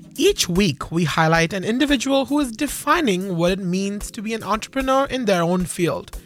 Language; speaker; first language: English; non-native, local second language; Hindi